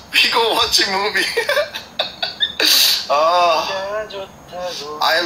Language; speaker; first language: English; non-native, learner; Korean